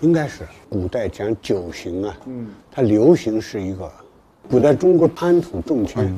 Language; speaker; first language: Chinese; native; Chinese